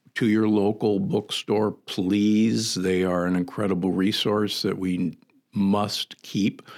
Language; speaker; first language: English; native; English